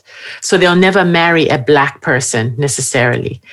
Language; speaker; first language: English; native; English